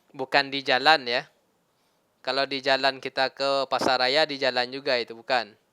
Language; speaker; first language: Malay; non-native, local second language; Minangkabau